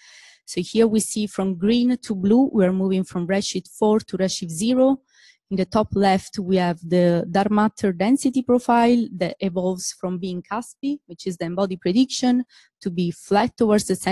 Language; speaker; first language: English; non-native, fluent; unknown